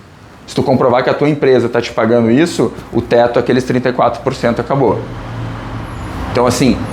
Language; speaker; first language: Portuguese; native; Portuguese